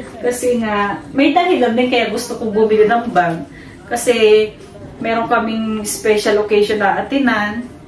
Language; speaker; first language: Filipino; native; Filipino